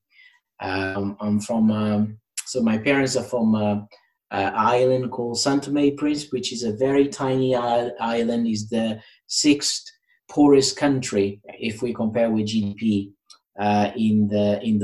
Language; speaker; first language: English; non-native, fluent; Portuguese